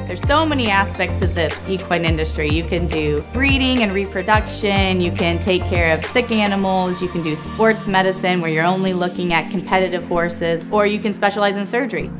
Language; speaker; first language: English; native; English